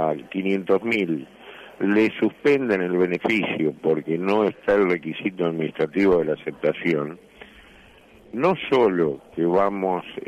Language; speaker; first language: Spanish; native; Spanish